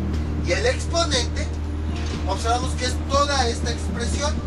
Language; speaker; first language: Spanish; native; Spanish